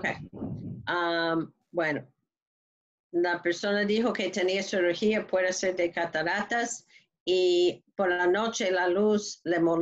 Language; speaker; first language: Spanish; non-native, learner; English